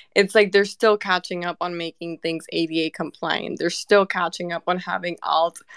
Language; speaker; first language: English; early bilingual, other home language; Spanish